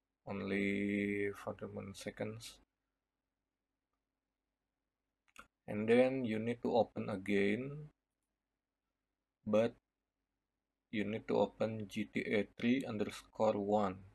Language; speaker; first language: English; non-native, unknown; Indonesian